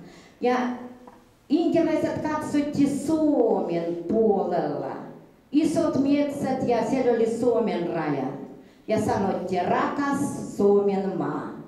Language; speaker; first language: Finnish; early bilingual, heritage; Finnish